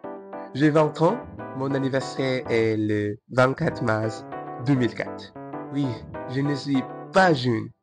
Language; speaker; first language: French; non-native, learner; Filipino